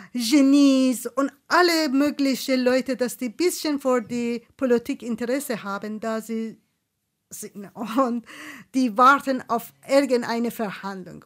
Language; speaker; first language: German; non-native, fluent; Persian